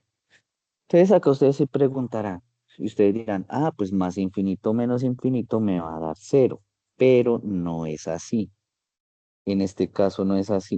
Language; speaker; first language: Spanish; native; Spanish